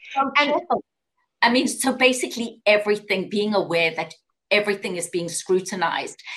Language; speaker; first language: English; native; English